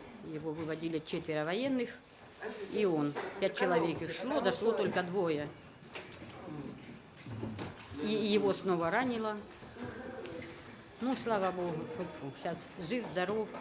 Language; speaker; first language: Russian; native; Russian